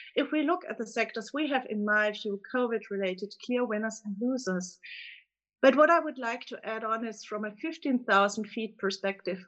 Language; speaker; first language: English; non-native, fluent; German